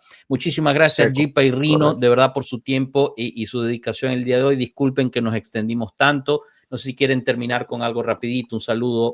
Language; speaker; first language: Spanish; native; Spanish